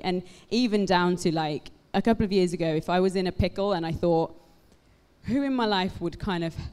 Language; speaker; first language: English; native; English